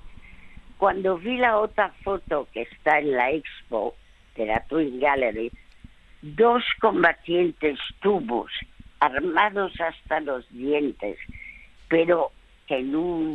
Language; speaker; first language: Spanish; early bilingual, other home language; French